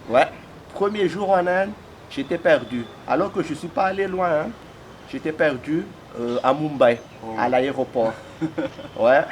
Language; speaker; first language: French; non-native, local second language; Malagasy